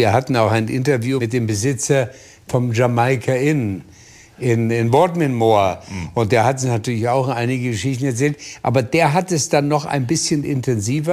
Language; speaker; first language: German; native; German